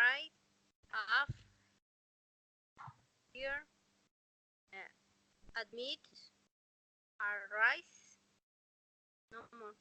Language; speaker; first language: English; non-native, learner; Spanish